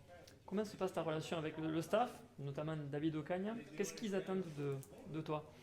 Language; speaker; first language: French; native; French